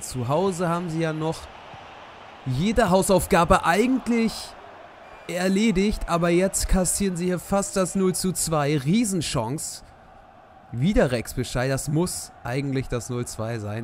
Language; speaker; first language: German; native; German